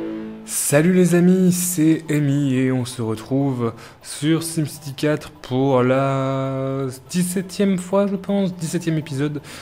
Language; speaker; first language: French; native; French